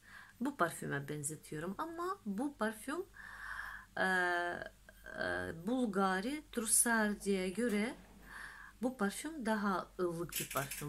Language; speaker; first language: Turkish; non-native, fluent; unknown